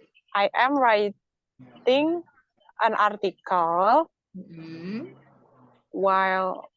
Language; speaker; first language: English; non-native, learner; Indonesian